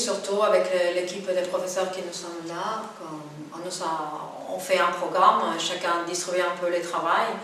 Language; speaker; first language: French; non-native, fluent; Spanish